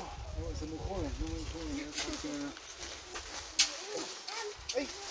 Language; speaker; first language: Spanish; non-native, learner; German